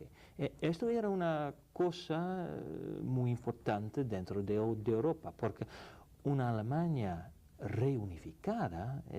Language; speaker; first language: Spanish; non-native, fluent; Dutch